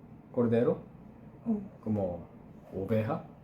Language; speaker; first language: Spanish; non-native, learner; Korean